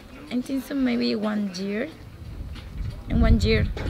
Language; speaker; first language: English; non-native, learner; Spanish